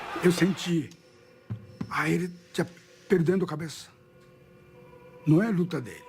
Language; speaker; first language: Portuguese; non-native, learner; Japanese